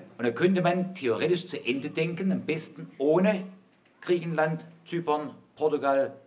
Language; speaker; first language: German; native; German